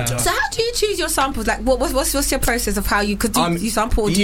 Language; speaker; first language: English; native; English